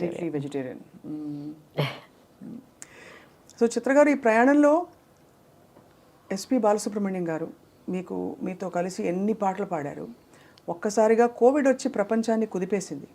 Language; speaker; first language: Telugu; native; Telugu